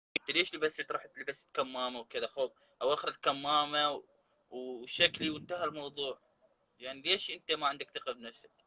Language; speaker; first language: Arabic; native; Arabic